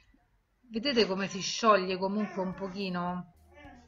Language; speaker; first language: Italian; native; Italian